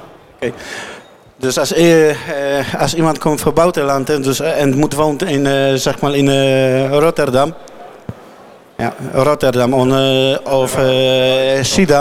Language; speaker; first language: Dutch; non-native, learner; Polish